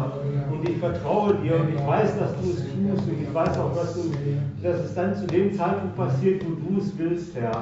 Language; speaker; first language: German; native; German